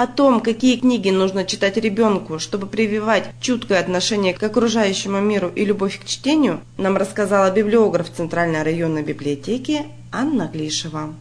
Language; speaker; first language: Russian; native; Russian